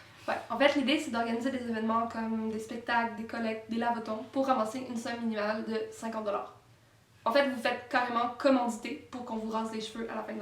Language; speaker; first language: French; native; French